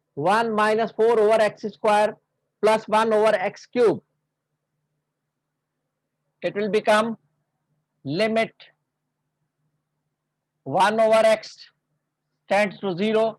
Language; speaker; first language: English; non-native, local second language; Hindi